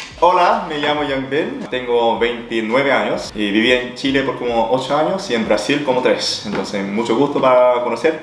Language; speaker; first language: Spanish; non-native, fluent; Korean